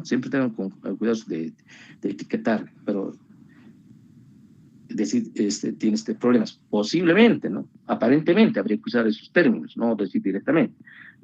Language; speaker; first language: Spanish; native; Spanish